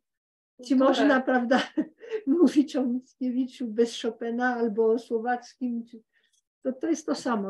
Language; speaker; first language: Polish; early bilingual, heritage; Polish